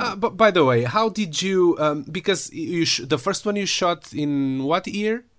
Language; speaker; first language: English; non-native, fluent; Portuguese